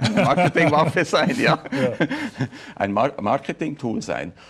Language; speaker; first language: German; native; German